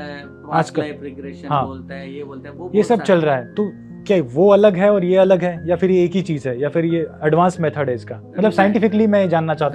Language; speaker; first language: Hindi; native; Hindi